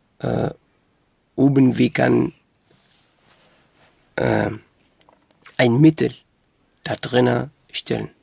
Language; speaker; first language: German; non-native, local second language; Arabic